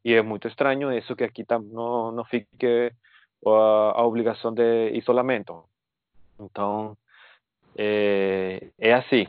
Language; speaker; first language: Portuguese; non-native, fluent; Spanish